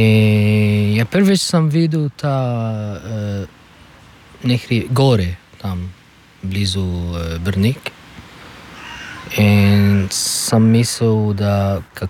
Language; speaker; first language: Slovenian; non-native, learner; Arabic